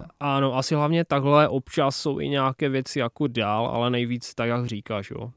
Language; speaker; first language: Czech; non-native, local second language; Polish